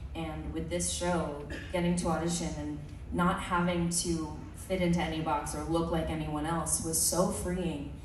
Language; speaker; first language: English; early bilingual, other home language; Filipino